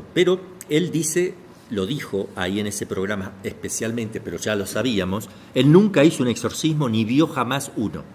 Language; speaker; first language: Spanish; native; Spanish